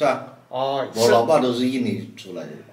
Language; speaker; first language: Chinese; non-native, local second language; Hakka Chinese